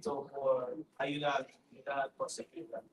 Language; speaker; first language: Spanish; non-native, learner; English